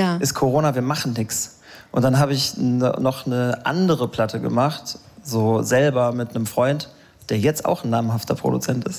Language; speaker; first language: German; native; German